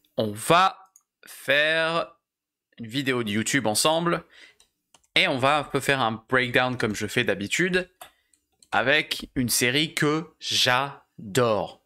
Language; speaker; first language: French; native; French